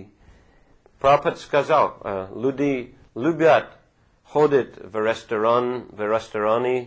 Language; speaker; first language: Russian; non-native, fluent; English